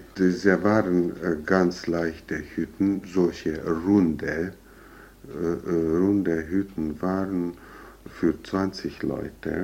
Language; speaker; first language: German; non-native, fluent; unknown